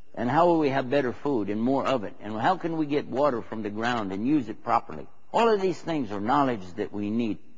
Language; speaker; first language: English; native; English